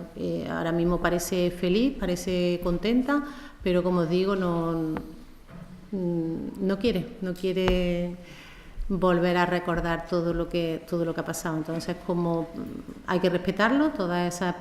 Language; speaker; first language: Spanish; native; Spanish